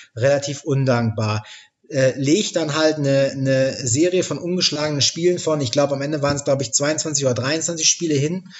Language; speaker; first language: German; native; German